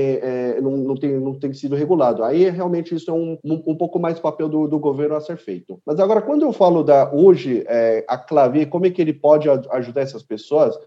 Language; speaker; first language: Portuguese; early bilingual, other home language; Korean